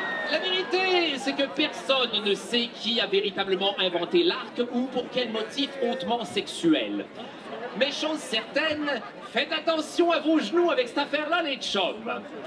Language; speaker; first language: French; native; French